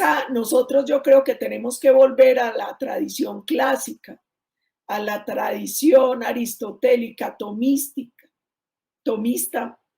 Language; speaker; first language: Spanish; native; Spanish